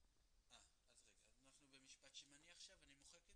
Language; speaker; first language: Hebrew; native; Hebrew